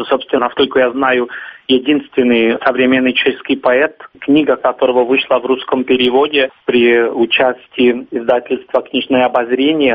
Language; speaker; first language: Russian; non-native, fluent; Czech